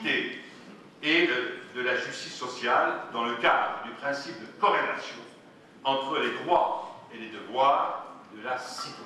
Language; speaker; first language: French; non-native, local second language; Arabic